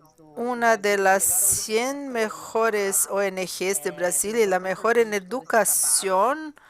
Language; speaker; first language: Spanish; non-native, fluent; Portuguese